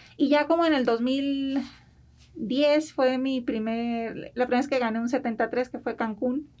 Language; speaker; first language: Spanish; native; Spanish